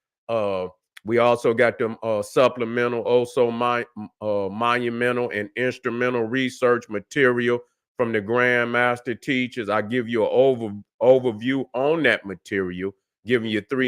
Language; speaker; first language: English; native; English